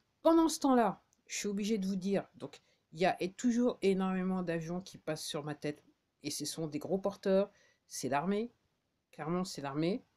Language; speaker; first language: French; native; French